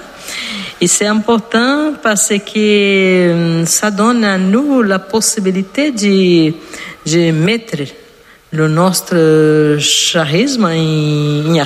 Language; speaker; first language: French; non-native, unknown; Portuguese